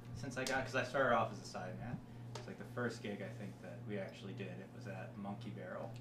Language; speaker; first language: English; native; English